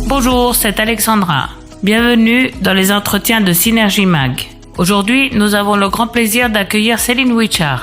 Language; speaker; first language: French; native; French